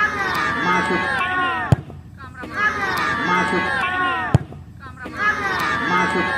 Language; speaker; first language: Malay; non-native, local second language; Achinese